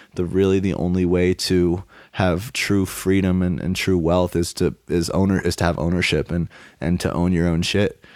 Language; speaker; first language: English; native; English